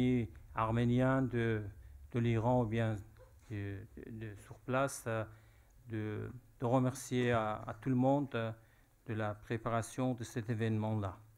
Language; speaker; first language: French; non-native, fluent; Persian